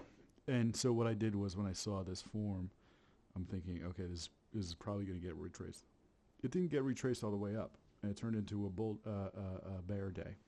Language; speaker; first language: English; native; English